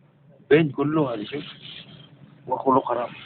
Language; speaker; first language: Arabic; non-native, learner; Filipino